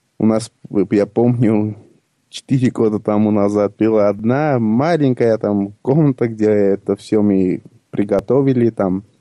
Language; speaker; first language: Russian; non-native, local second language; Armenian